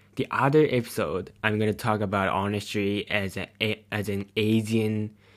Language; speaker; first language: English; non-native, learner; Japanese